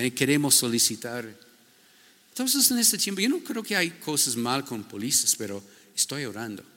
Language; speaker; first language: Spanish; non-native, fluent; English